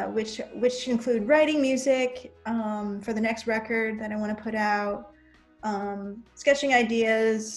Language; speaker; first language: English; native; English